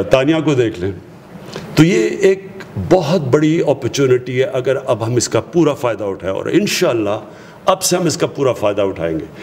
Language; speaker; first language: Urdu; native; Urdu